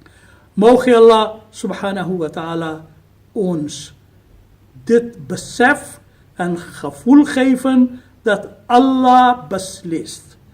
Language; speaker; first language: Dutch; non-native, fluent; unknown